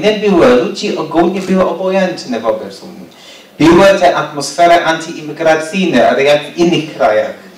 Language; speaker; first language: Polish; non-native, learner; English